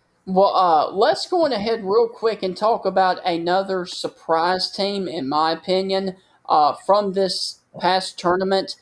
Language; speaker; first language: English; native; English